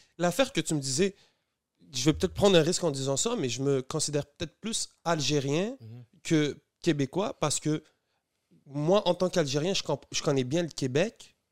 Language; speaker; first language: French; early bilingual, other home language; Arabic